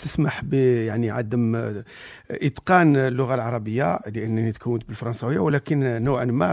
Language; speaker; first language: Arabic; native; Arabic